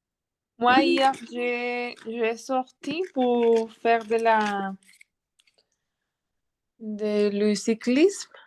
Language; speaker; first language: French; non-native, learner; Spanish